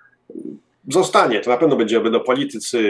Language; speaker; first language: Polish; early bilingual, heritage; Polish